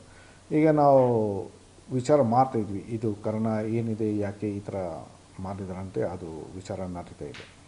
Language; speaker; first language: Kannada; non-native, fluent; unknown